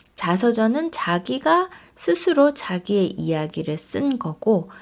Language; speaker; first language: Korean; native; Korean